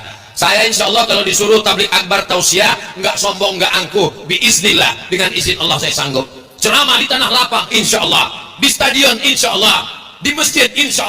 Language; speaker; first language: Indonesian; native; Indonesian